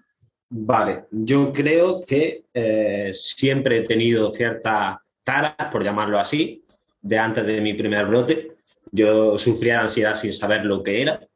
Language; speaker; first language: Spanish; native; Spanish